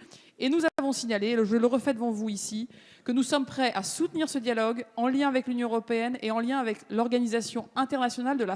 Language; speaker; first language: French; native; French